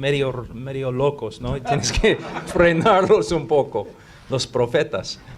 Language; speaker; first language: Spanish; non-native, fluent; English